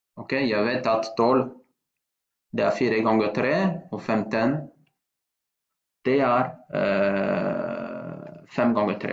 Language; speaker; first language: Norwegian; non-native, fluent; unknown